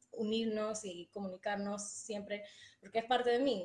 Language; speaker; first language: Spanish; early bilingual, heritage; Spanish